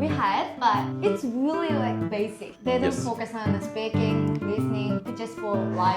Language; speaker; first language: English; non-native, fluent; Japanese